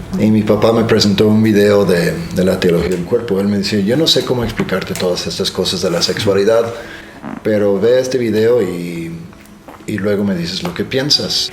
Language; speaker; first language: Spanish; non-native, fluent; English